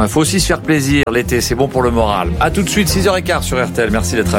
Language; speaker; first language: French; native; French